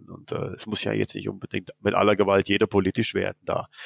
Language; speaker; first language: German; native; German